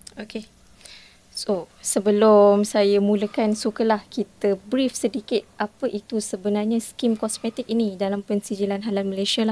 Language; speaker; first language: Malay; native; Malay